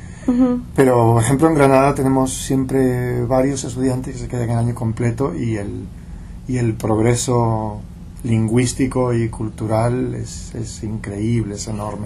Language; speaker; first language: Spanish; non-native, local second language; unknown